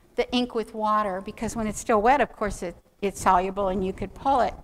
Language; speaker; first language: English; native; English